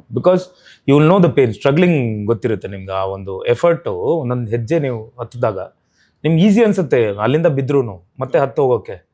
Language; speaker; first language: Kannada; native; Kannada